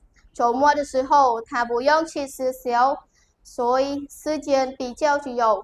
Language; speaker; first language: Chinese; non-native, learner; Khmer